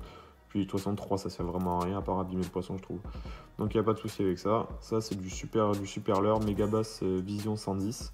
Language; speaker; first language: French; native; French